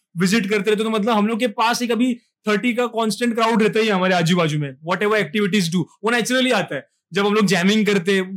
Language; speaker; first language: Hindi; non-native, local second language; Marathi